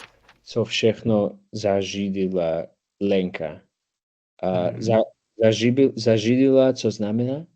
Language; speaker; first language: Czech; non-native, learner; English